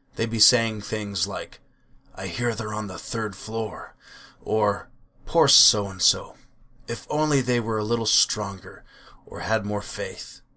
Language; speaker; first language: English; native; English